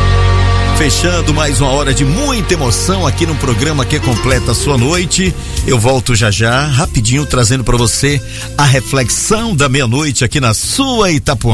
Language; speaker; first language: Portuguese; native; Portuguese